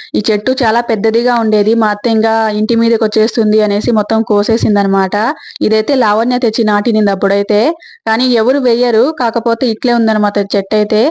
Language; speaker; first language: Telugu; native; Telugu